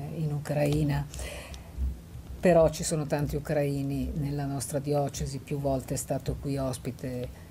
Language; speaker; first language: Italian; native; Italian